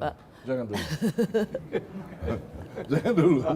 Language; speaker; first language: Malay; non-native, fluent; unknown